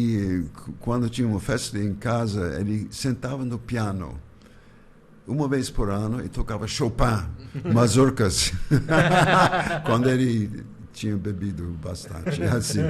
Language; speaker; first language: Portuguese; non-native, fluent; English